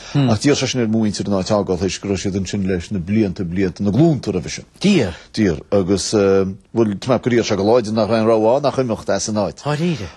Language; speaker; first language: Irish; native; Irish